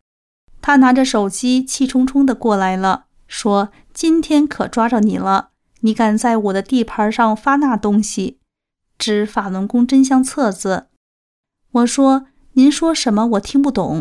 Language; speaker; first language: Chinese; native; Chinese